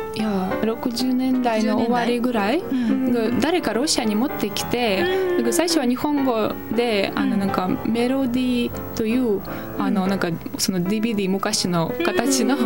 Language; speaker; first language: Japanese; non-native, fluent; Russian